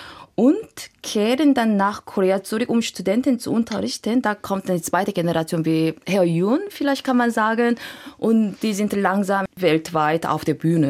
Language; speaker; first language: German; non-native, fluent; Korean